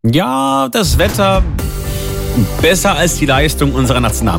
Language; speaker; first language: German; native; German